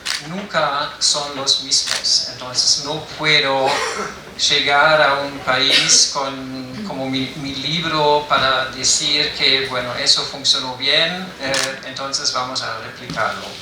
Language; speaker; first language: Spanish; non-native, fluent; German